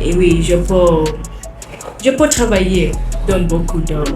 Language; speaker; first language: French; non-native, learner; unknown